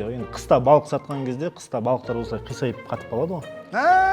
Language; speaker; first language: Kazakh; native; Kazakh